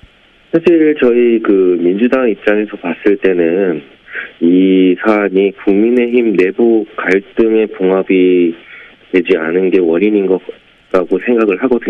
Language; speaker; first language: Korean; native; Korean